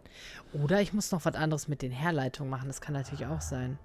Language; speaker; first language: German; native; German